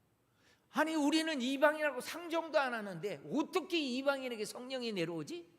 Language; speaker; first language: Korean; native; Korean